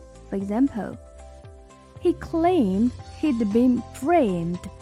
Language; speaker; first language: English; non-native, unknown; Chinese